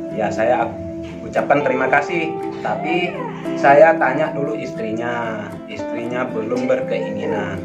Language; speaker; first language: Indonesian; native; Indonesian